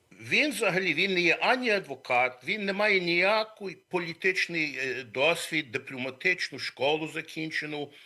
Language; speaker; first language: Ukrainian; early bilingual, heritage; Ukrainian